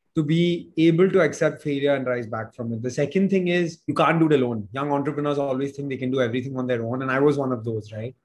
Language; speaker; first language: English; non-native, local second language; Hindi